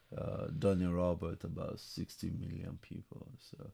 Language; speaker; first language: English; non-native, local second language; Yoruba